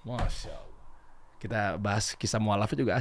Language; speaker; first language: Indonesian; native; Indonesian